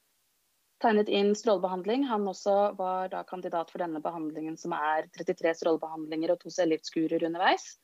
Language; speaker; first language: Norwegian; native; Norwegian